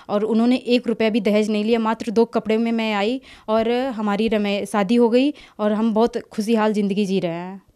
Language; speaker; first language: Hindi; native; Hindi